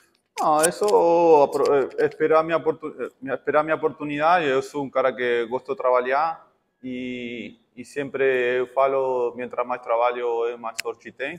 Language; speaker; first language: Portuguese; non-native, fluent; Spanish